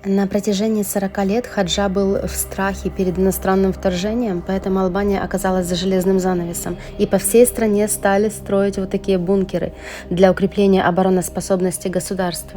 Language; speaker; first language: Russian; native; Russian